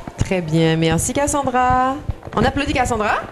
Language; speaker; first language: French; native; French